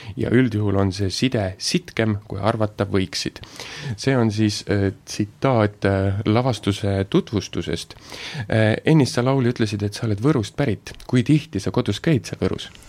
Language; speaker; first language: Estonian; native; Estonian